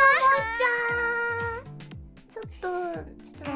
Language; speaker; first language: Japanese; native; Japanese